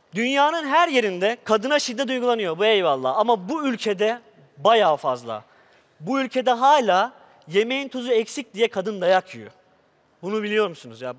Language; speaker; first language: Turkish; native; Turkish